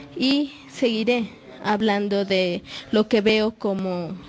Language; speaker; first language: Spanish; non-native, fluent; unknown